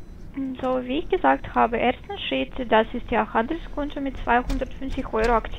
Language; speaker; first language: German; non-native, fluent; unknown